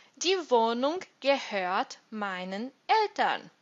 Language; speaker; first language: German; non-native, fluent; Portuguese